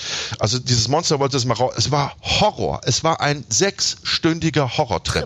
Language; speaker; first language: German; native; German